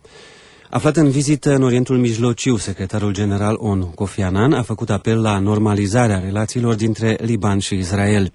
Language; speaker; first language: Romanian; native; Romanian